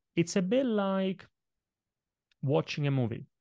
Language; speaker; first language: English; non-native, fluent; Italian